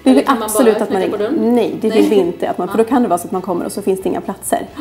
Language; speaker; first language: Swedish; native; Swedish